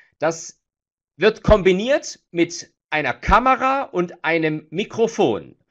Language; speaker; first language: German; native; German